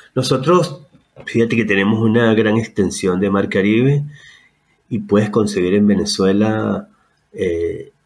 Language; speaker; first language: Spanish; native; Spanish